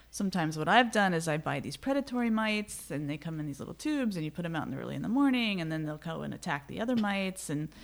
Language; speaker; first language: English; native; English